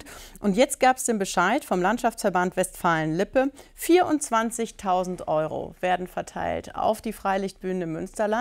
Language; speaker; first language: German; native; German